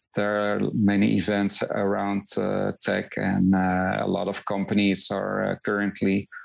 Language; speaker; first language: English; non-native, fluent; Dutch